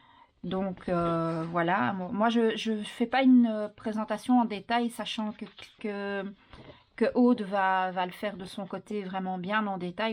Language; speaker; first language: French; native; French